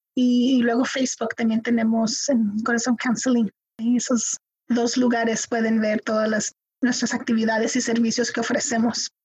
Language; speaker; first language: Spanish; early bilingual, heritage; Spanish